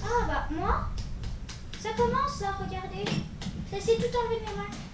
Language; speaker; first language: French; native; French